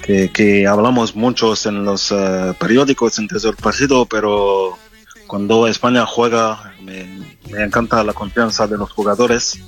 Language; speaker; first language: Spanish; non-native, fluent; French